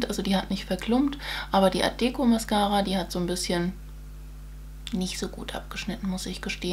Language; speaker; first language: German; native; German